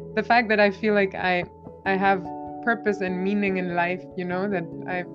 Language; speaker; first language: English; non-native, fluent; Albanian